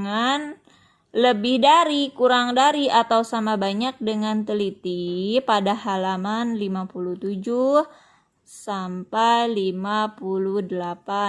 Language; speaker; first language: Indonesian; native; Indonesian